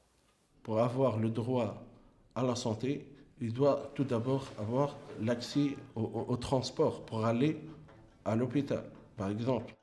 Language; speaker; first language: French; non-native, local second language; Arabic